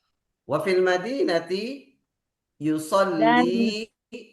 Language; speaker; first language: Arabic; non-native, fluent; Indonesian